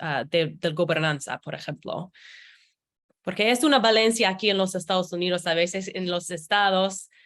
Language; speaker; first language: Spanish; non-native, fluent; English